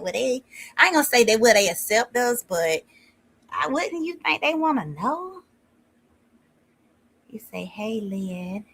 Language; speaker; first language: English; native; English